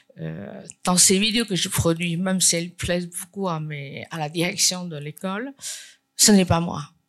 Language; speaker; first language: French; non-native, fluent; Chinese